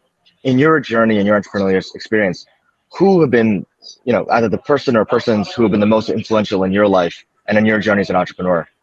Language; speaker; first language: English; native; English